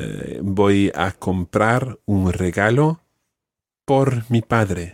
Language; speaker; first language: Spanish; non-native, fluent; English